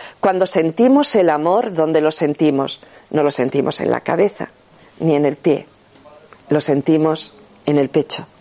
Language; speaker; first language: Spanish; native; Spanish